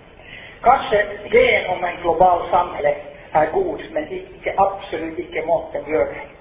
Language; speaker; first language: Swedish; non-native, fluent; Finnish